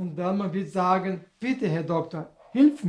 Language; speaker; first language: German; non-native, learner; Portuguese